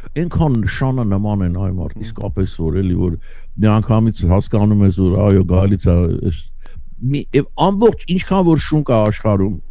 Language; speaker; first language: Armenian; native; Armenian